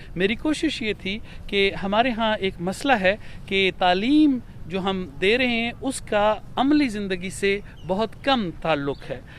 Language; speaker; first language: Urdu; non-native, local second language; Pashto